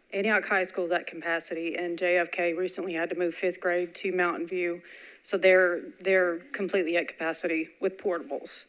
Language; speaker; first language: English; native; English